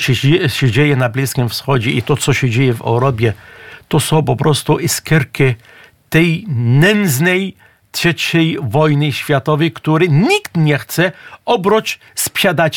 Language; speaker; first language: Polish; non-native, fluent; Arabic